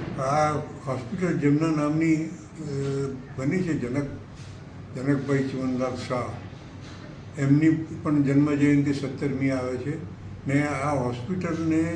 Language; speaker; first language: Gujarati; native; Gujarati